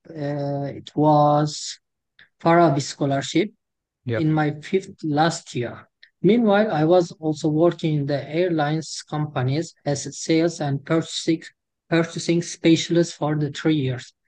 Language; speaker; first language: English; non-native, fluent; Turkish